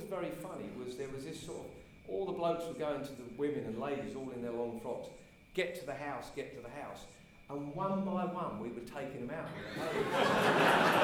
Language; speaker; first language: English; native; English